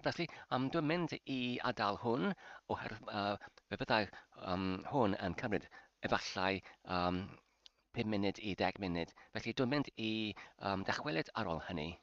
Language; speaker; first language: Welsh; non-native, learner; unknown